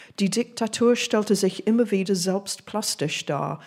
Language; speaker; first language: German; non-native, fluent; English